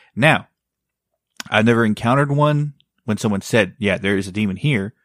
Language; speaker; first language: English; native; English